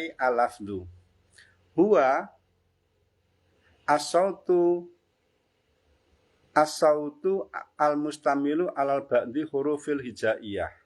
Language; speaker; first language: Arabic; non-native, fluent; Javanese